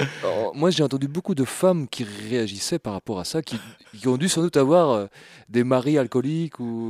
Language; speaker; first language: French; native; French